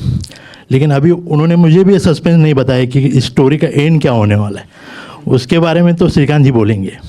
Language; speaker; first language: Hindi; non-native, local second language; Marathi